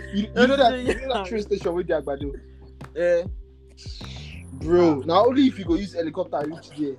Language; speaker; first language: English; non-native, local second language; Yoruba